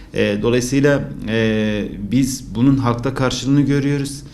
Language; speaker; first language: Turkish; native; Turkish